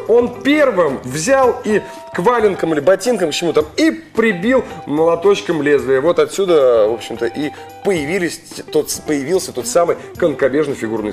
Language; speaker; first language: Russian; native; Russian